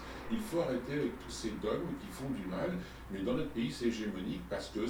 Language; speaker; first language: French; native; French